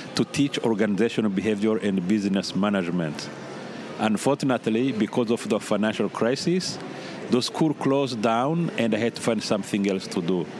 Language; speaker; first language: English; non-native, fluent; Rundi